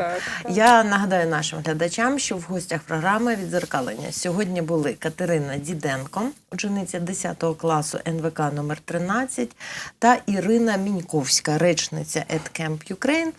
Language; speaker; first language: Ukrainian; native; Ukrainian